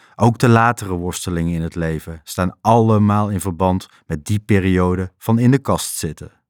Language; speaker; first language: Dutch; native; Dutch